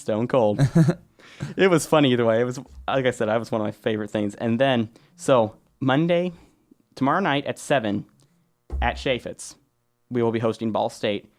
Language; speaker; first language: English; native; English